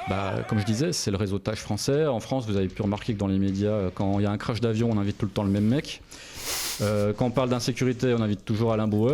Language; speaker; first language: French; native; French